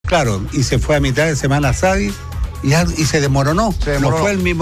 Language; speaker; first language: Spanish; native; Spanish